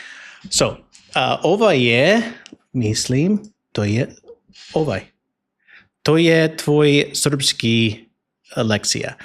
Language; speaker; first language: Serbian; non-native, learner; English